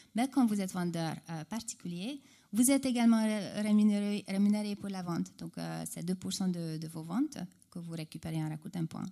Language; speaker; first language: French; non-native, fluent; Hungarian